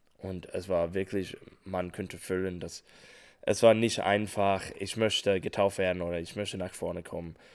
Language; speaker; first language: German; non-native, fluent; English